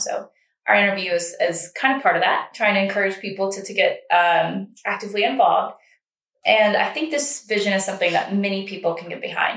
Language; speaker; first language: English; native; English